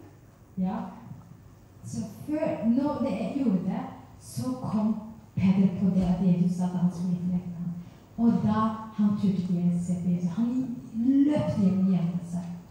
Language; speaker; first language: Norwegian; non-native, fluent; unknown